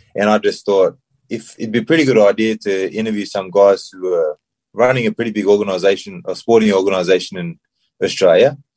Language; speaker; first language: English; early bilingual, other home language; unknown